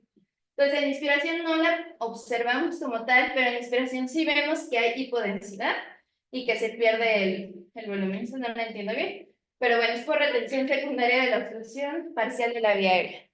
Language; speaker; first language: Spanish; native; Spanish